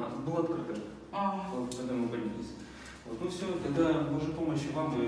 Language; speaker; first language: Russian; native; Russian